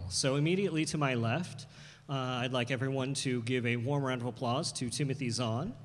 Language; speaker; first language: English; native; English